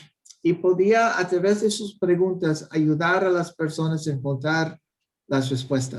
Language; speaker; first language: Spanish; non-native, fluent; English